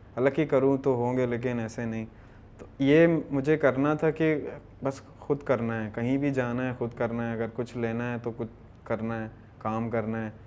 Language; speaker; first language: Urdu; non-native, local second language; Baluchi